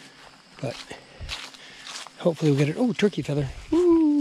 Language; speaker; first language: English; native; English